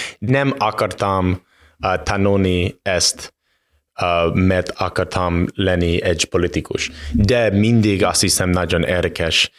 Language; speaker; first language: Hungarian; non-native, learner; English